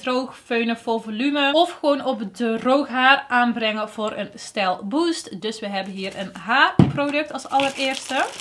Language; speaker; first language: Dutch; early bilingual, other home language; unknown